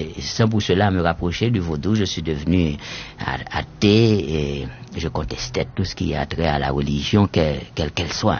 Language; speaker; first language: French; native; French